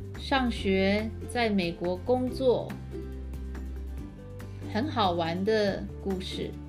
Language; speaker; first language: Chinese; early bilingual, heritage; Chinese